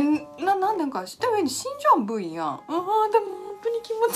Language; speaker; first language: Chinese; non-native, fluent; Japanese